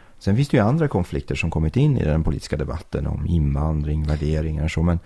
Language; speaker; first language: Swedish; early bilingual, other home language; Persian